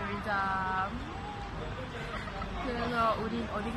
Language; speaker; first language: Korean; non-native, learner; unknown